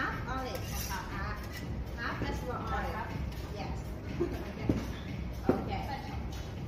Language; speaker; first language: English; non-native, learner; Vietnamese